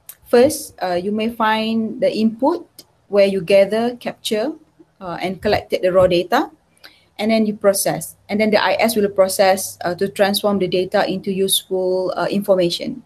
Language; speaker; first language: English; non-native, local second language; Malay